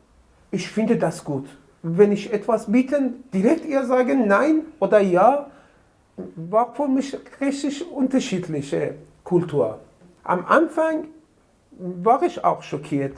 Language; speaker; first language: German; non-native, learner; Persian